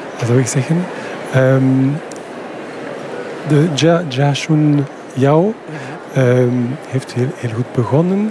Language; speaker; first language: Dutch; non-native, fluent; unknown